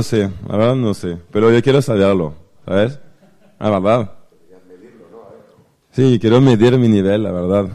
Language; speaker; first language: Spanish; non-native, fluent; French